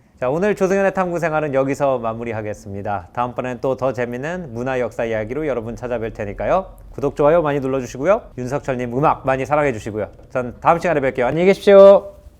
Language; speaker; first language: Korean; native; Korean